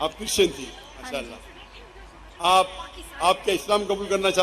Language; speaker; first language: Hindi; non-native, local second language; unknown